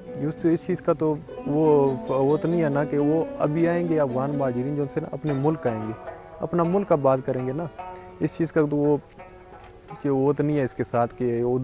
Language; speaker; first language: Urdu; early bilingual, other home language; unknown